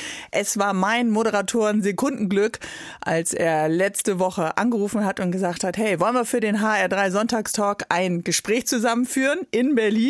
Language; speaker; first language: German; native; German